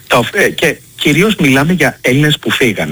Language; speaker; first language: Greek; native; Greek